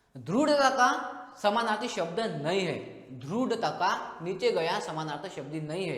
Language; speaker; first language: Hindi; non-native, local second language; Marathi